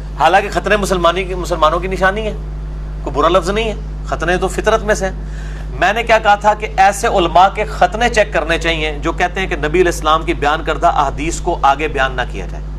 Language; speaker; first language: Urdu; non-native, local second language; Punjabi